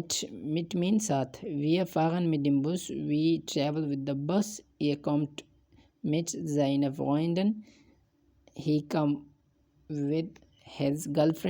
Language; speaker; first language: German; non-native, learner; Hindi